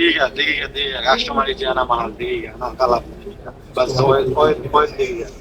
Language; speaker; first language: Arabic; non-native, learner; Bangla